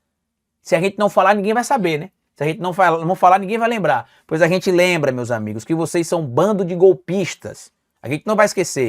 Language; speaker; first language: Portuguese; native; Portuguese